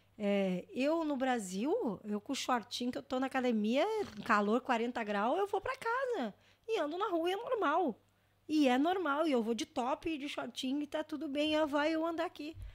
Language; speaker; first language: Portuguese; native; Portuguese